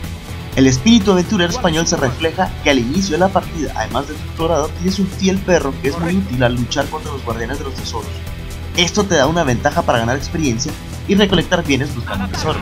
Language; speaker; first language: Spanish; native; Spanish